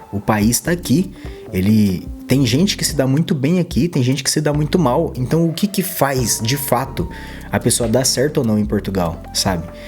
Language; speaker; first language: Portuguese; native; Portuguese